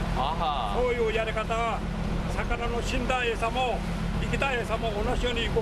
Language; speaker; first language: Japanese; native; Japanese